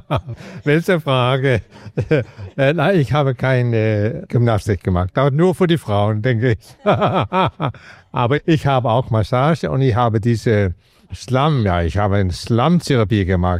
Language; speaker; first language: German; non-native, fluent; Danish